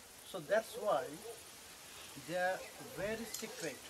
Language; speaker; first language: English; non-native, local second language; Bangla